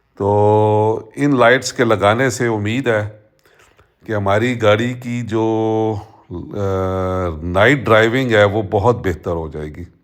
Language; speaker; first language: Urdu; non-native, local second language; Punjabi